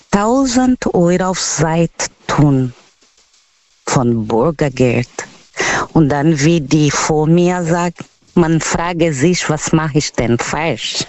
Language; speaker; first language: German; non-native, learner; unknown